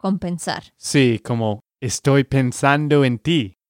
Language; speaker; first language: Spanish; non-native, learner; English